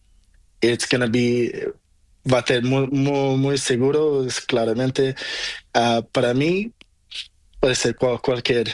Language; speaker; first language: Spanish; non-native, learner; Portuguese